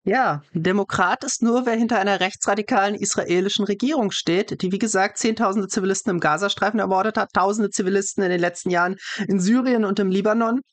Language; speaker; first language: German; native; German